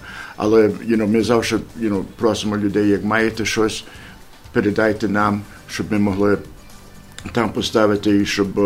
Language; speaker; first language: Ukrainian; early bilingual, heritage; Ukrainian